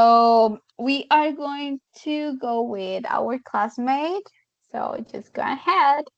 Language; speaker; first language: English; non-native, fluent; Spanish